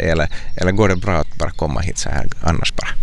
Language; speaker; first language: Swedish; native; Swedish